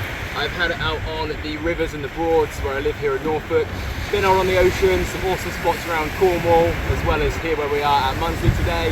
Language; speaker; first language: English; native; English